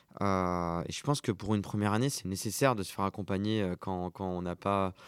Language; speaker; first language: French; native; French